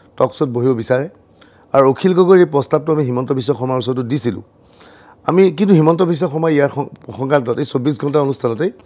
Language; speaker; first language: Assamese; native; Assamese